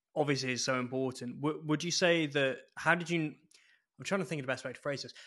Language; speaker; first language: English; native; English